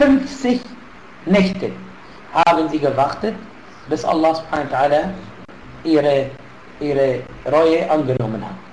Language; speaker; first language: German; non-native, fluent; Arabic